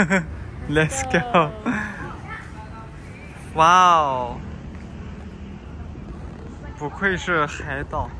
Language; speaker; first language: English; non-native, learner; Chinese